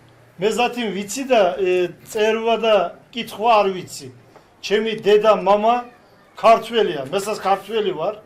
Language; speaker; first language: Georgian; early bilingual, heritage; Georgian